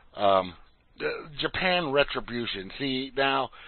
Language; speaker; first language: English; native; English